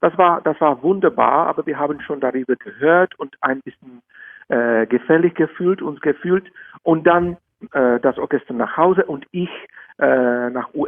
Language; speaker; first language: German; non-native, fluent; Czech